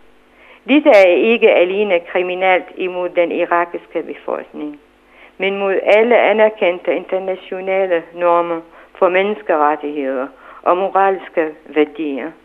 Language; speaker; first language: Danish; non-native, fluent; Arabic